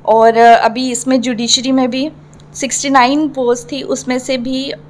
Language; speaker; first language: Hindi; native; Hindi